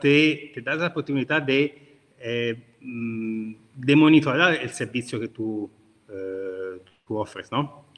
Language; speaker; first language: Spanish; non-native, learner; Italian